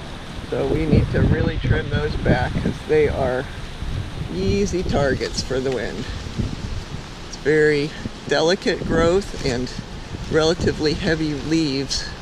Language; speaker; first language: English; native; English